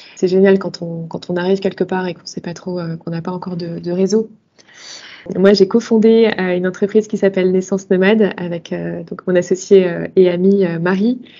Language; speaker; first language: French; native; French